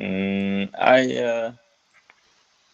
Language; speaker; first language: English; non-native, learner; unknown